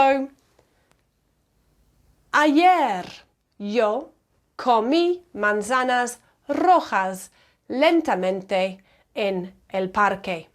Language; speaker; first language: Spanish; non-native, fluent; English